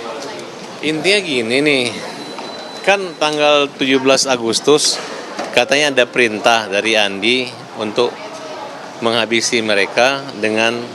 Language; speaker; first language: Indonesian; native; Indonesian